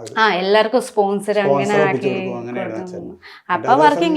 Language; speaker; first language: Malayalam; non-native, learner; Nepali